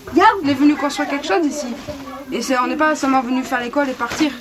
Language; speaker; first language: French; native; French